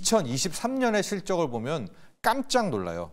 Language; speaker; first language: Korean; native; Korean